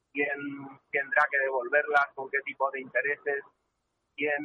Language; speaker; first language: Spanish; native; Spanish